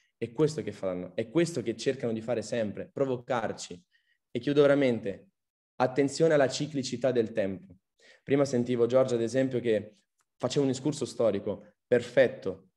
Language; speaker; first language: Italian; early bilingual, other home language; Arabic